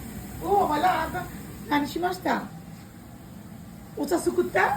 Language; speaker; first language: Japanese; non-native, learner; Bangla